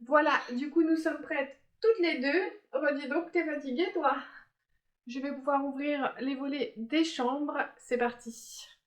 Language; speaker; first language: French; native; French